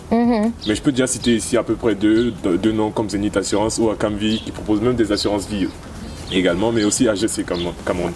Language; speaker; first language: French; native; French